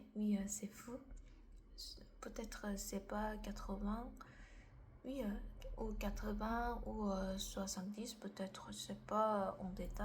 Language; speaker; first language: French; non-native, learner; Korean